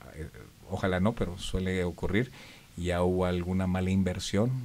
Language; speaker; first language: Spanish; native; Spanish